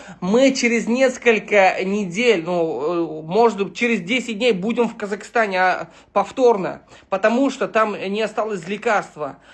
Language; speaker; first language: Russian; non-native, local second language; Uzbek